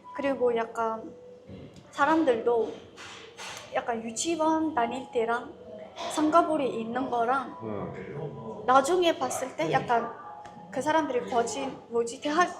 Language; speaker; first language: Korean; non-native, fluent; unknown